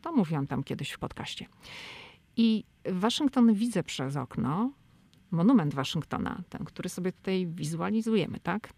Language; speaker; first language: Polish; native; Polish